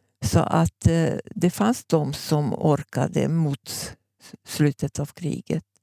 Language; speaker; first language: Swedish; non-native, fluent; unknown